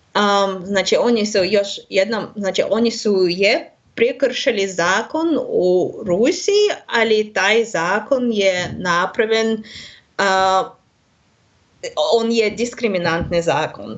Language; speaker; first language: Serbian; non-native, learner; Russian